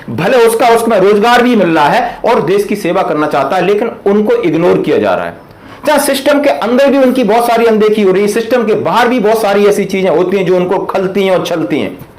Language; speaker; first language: Hindi; native; Hindi